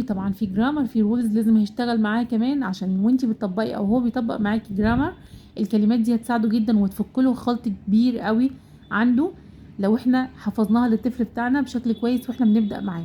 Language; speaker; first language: Arabic; native; Arabic